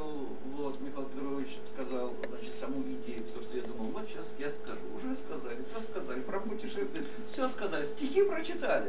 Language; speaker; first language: Russian; native; Russian